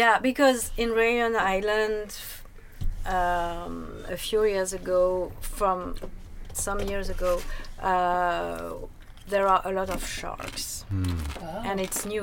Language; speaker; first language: English; non-native, learner; French